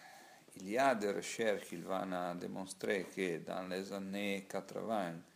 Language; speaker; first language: French; non-native, learner; Italian